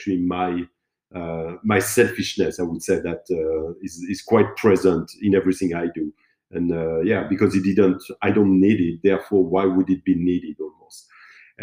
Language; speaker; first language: English; non-native, fluent; French